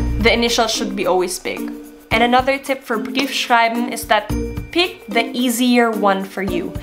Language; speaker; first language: English; non-native, local second language; Filipino